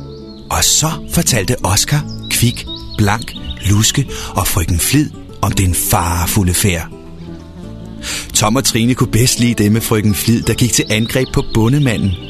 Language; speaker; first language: Danish; native; Danish